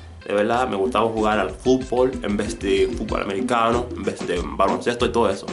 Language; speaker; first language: Spanish; non-native, fluent; English